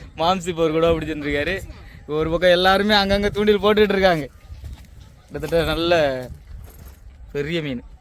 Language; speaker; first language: Tamil; native; Tamil